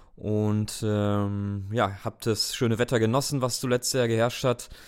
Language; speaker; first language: German; native; German